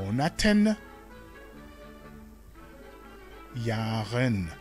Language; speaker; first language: German; non-native, fluent; Rundi